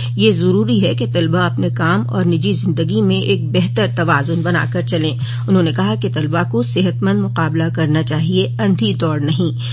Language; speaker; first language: Urdu; native; Urdu